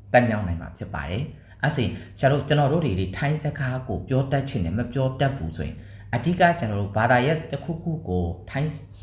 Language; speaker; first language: Burmese; native; Burmese